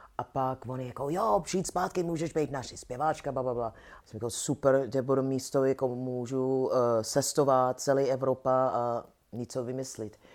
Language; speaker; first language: Czech; non-native, learner; English